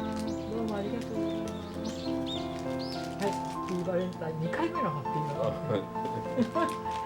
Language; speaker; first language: Japanese; native; Japanese